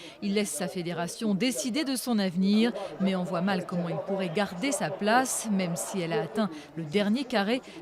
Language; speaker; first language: French; native; French